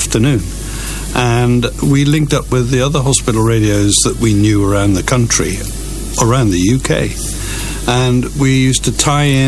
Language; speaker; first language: English; native; English